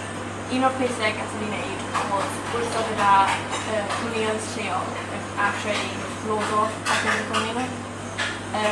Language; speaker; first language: Welsh; non-native, local second language; English